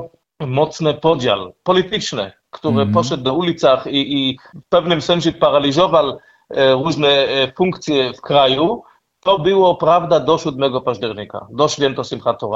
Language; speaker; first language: Polish; non-native, learner; Hebrew